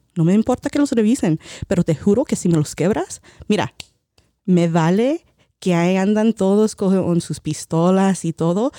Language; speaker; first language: Spanish; early bilingual, heritage; Spanish